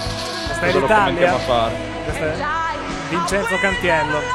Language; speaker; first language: Italian; native; Italian